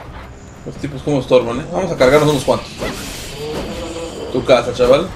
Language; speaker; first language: Spanish; native; Spanish